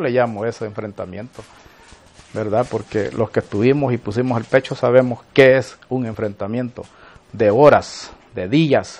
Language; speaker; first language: Spanish; native; Spanish